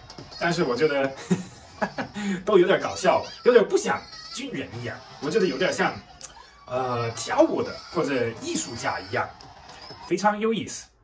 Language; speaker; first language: Chinese; non-native, fluent; German